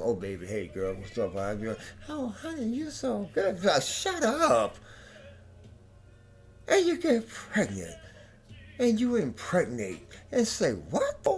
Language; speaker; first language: English; native; English